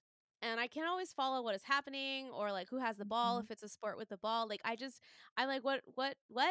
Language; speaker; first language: English; native; English